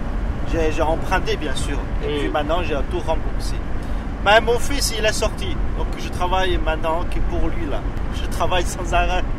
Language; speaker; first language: French; non-native, fluent; Chinese